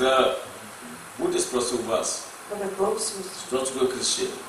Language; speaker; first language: Russian; non-native, learner; English